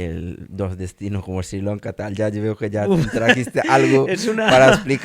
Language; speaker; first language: Spanish; non-native, learner; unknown